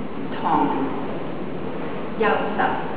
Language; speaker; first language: Chinese; non-native, fluent; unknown